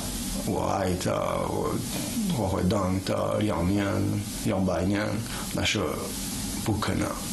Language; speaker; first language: Chinese; non-native, fluent; French